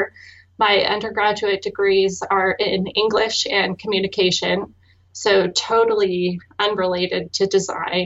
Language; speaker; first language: English; native; English